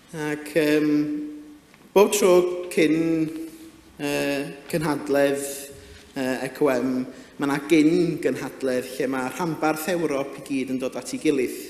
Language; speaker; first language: Welsh; native; Welsh